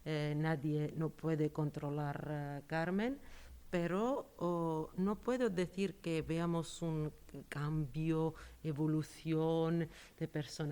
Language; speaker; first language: Spanish; non-native, fluent; Georgian